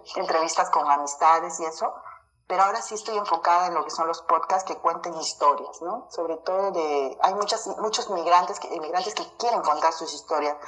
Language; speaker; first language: Spanish; native; Spanish